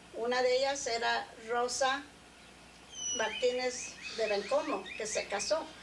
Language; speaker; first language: Spanish; early bilingual, other home language; English